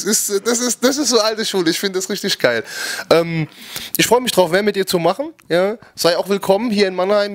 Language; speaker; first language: German; native; German